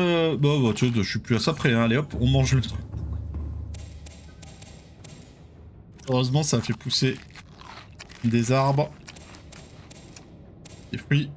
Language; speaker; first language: French; native; French